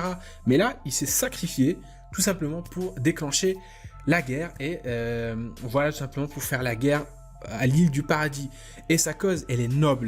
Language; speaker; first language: French; native; French